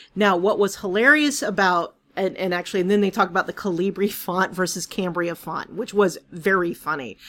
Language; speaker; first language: English; native; English